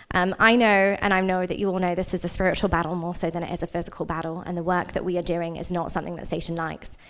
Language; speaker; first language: English; native; English